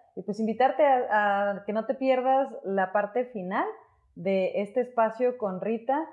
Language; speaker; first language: Spanish; native; Spanish